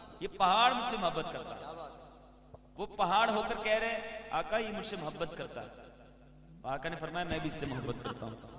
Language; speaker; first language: Urdu; non-native, local second language; Punjabi